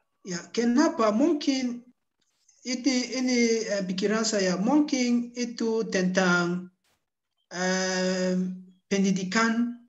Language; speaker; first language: Indonesian; non-native, learner; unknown